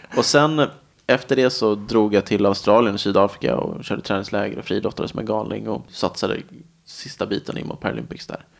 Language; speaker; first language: Swedish; native; Swedish